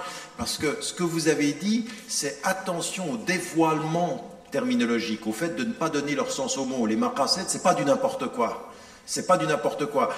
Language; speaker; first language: French; native; French